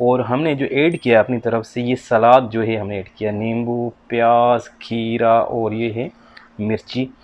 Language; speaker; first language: Hindi; native; Hindi